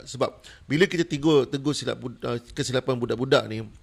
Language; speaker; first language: Malay; native; Malay